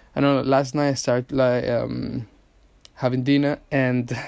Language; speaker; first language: English; non-native, fluent; Spanish